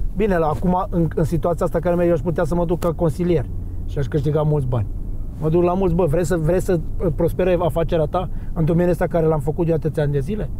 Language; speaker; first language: Romanian; non-native, fluent; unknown